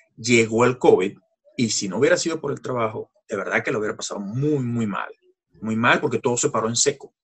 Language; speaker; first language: Spanish; native; Spanish